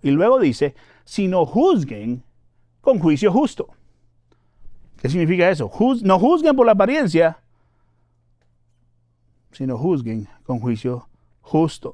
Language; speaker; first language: Spanish; native; Spanish